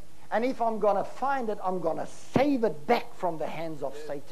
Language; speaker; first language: English; non-native, local second language; Afrikaans